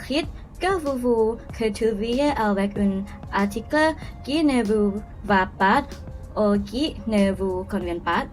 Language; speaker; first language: French; non-native, learner; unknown